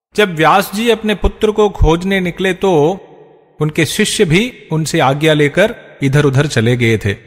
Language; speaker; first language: Hindi; native; Hindi